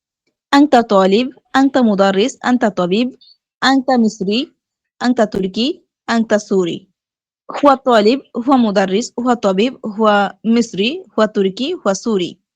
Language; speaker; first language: Arabic; non-native, learner; Bangla